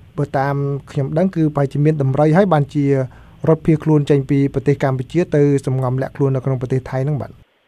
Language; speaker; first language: Khmer; native; Khmer